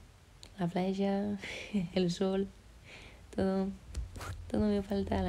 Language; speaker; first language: Spanish; early bilingual, heritage; French